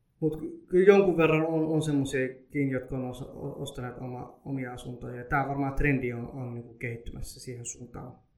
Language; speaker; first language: Finnish; early bilingual, other home language; Somali